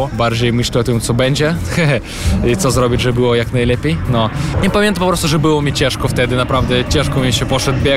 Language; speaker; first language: Polish; non-native, learner; Russian